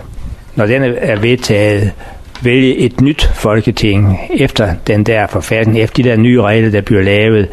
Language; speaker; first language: Danish; non-native, learner; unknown